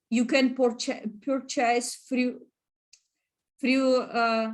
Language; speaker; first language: English; non-native, learner; Russian